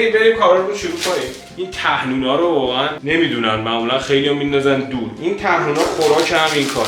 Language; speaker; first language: Persian; native; Persian